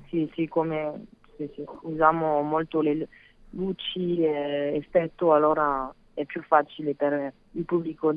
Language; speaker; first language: Italian; non-native, learner; French